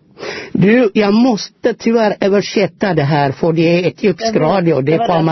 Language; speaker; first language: Swedish; non-native, fluent; Amharic